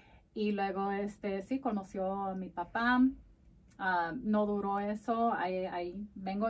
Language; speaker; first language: Spanish; early bilingual, heritage; Spanish